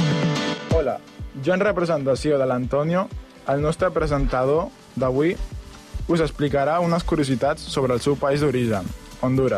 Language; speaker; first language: Catalan; non-native, learner; Spanish